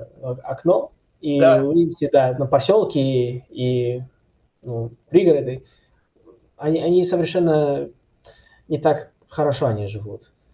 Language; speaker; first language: Russian; early bilingual, heritage; Russian